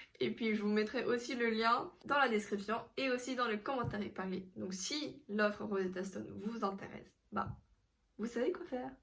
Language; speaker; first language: French; non-native, fluent; Korean